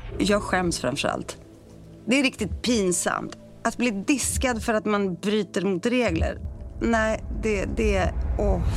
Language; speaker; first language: Swedish; early bilingual, other home language; Greek